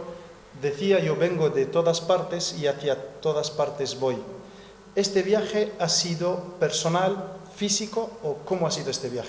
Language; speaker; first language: Spanish; native; Spanish